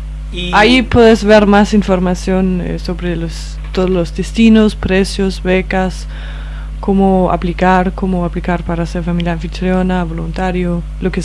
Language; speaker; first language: Spanish; non-native, fluent; Danish